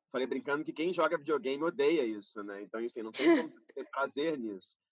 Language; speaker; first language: Portuguese; native; Portuguese